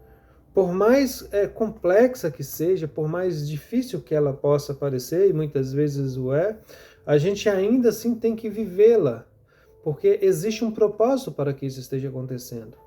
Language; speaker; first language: Portuguese; native; Portuguese